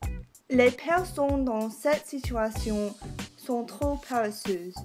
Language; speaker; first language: French; non-native, local second language; English